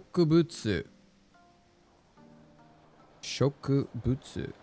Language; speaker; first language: Japanese; non-native, learner; English